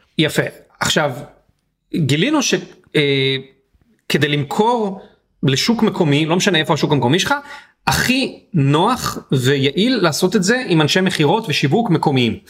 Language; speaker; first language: Hebrew; native; Hebrew